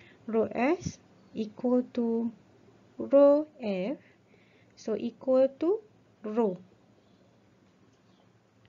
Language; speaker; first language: English; non-native, local second language; Malay